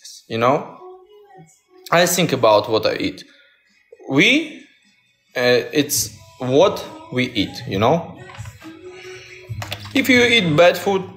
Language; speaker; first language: English; non-native, learner; Russian